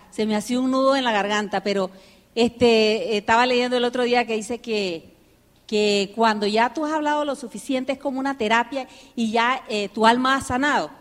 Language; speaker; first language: Spanish; early bilingual, heritage; Spanish